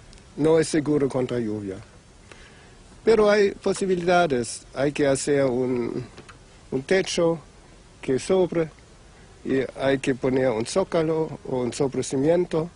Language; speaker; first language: Spanish; non-native, fluent; German